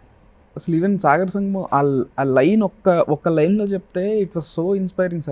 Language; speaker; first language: Telugu; native; Telugu